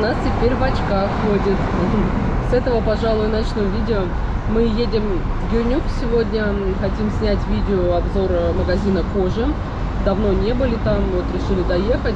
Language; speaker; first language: Russian; native; Russian